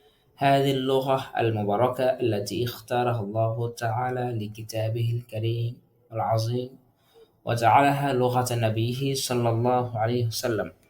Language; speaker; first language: Arabic; non-native, fluent; Bangla